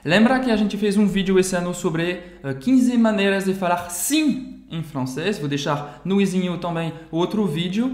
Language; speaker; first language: Portuguese; non-native, fluent; French